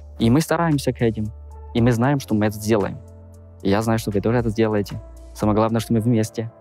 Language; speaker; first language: Russian; non-native, fluent; Chinese